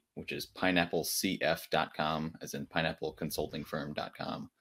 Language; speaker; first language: English; native; English